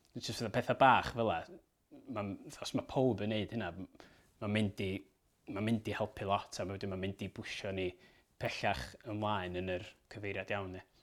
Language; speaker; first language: Welsh; native; Welsh